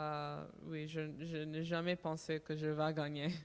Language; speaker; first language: French; non-native, learner; English